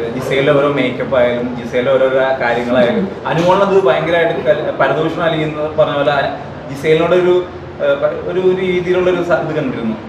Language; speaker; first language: Malayalam; native; Malayalam